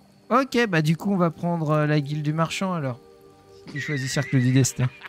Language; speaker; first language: French; native; French